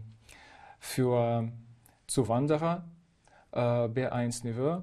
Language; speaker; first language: German; non-native, fluent; Ukrainian